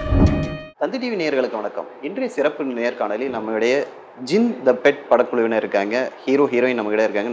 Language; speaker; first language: Tamil; native; Tamil